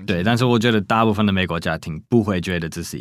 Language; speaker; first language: Chinese; non-native, fluent; English